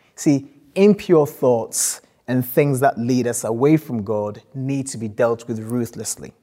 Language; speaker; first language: English; non-native, local second language; Akan